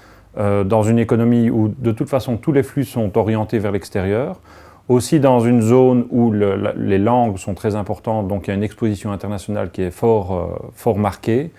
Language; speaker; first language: French; native; French